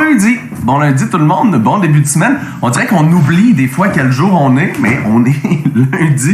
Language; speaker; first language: French; native; French